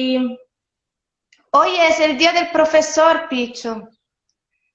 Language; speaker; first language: Spanish; non-native, fluent; Italian